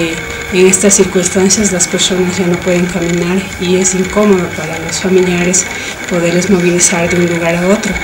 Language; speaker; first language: Spanish; native; Spanish